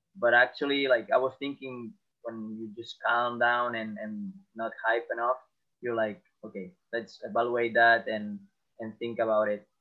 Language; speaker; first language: English; non-native, fluent; Catalan